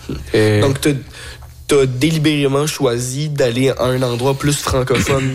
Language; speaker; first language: French; native; French